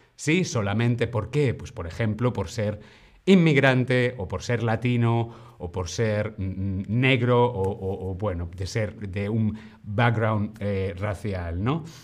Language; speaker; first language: Spanish; native; Spanish